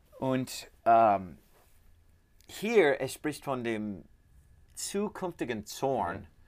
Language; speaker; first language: German; non-native, learner; English